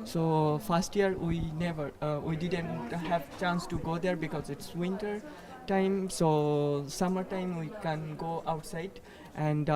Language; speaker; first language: English; non-native, fluent; Bangla